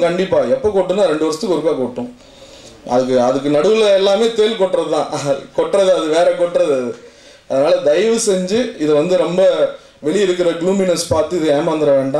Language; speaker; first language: Tamil; native; Tamil